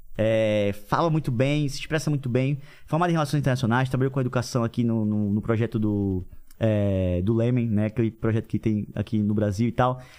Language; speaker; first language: Portuguese; native; Portuguese